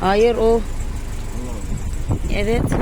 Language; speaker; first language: Turkish; non-native, learner; Filipino